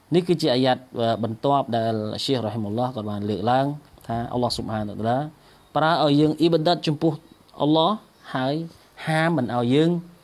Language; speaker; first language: Khmer; non-native, local second language; Eastern Cham